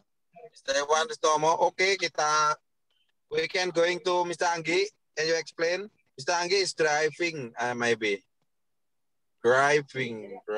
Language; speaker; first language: English; non-native, learner; Indonesian